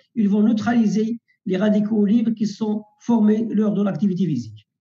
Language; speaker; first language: French; non-native, local second language; Arabic